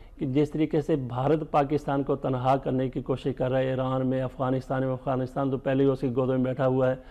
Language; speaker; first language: Urdu; native; Urdu